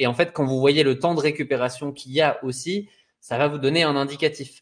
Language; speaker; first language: French; native; French